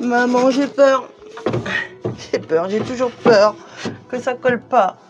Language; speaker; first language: French; native; French